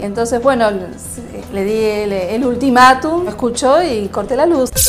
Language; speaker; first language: Spanish; native; Spanish